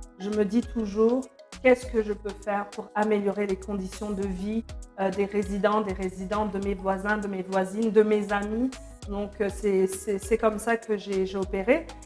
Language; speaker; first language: French; non-native, local second language; Lingala